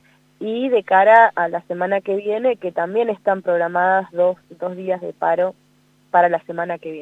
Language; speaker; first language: Spanish; native; Spanish